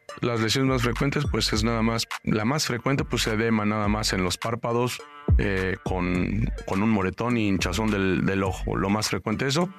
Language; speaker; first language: Spanish; native; Spanish